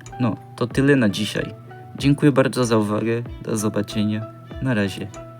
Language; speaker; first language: Polish; non-native, learner; Portuguese